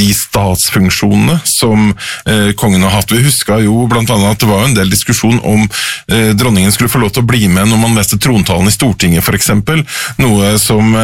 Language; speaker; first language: Norwegian; native; Norwegian